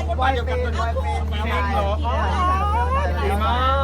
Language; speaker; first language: Thai; non-native, learner; Swiss German